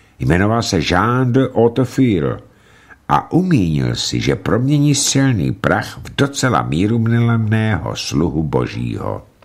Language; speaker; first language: Czech; native; Czech